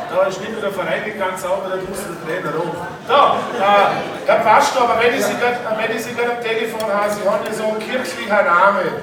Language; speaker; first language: German; native; German